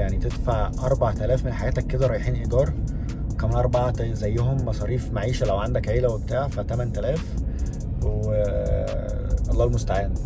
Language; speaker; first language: Arabic; native; Arabic